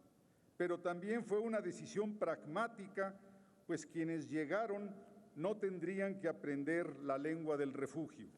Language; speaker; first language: Spanish; native; Spanish